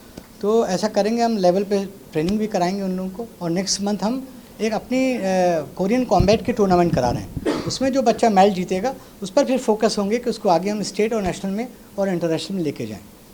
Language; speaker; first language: Hindi; native; Hindi